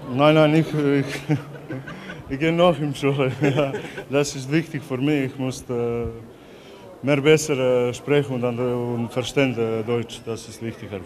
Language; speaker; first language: German; non-native, learner; Croatian